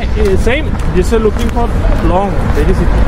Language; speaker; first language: English; non-native, learner; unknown